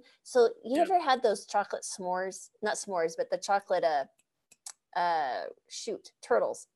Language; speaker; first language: English; native; English